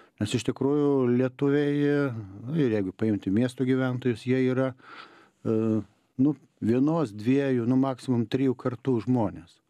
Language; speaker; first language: Lithuanian; native; Lithuanian